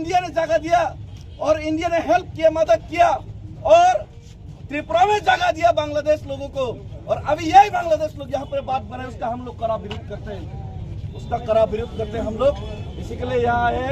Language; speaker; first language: Hindi; non-native, local second language; Kok Borok